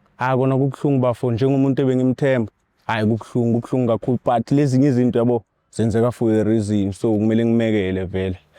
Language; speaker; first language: Zulu; non-native, local second language; Swati